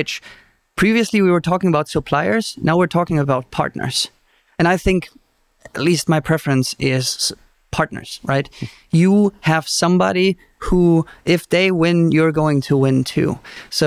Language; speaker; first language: English; non-native, fluent; German